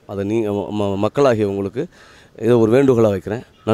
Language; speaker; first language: Tamil; native; Tamil